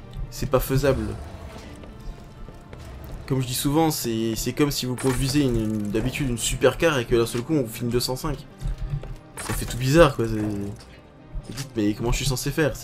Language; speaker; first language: French; native; French